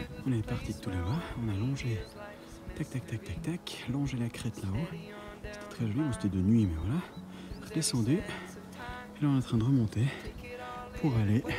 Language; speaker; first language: French; native; French